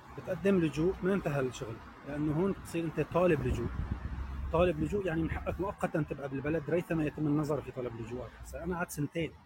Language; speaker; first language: Arabic; native; Arabic